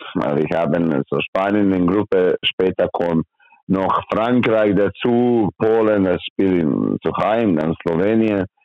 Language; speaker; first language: German; non-native, learner; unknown